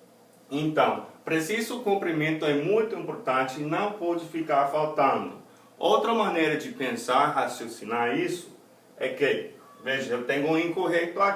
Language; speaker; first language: Portuguese; non-native, fluent; English